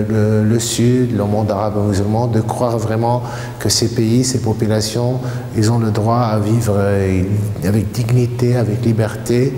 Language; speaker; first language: French; non-native, fluent; Arabic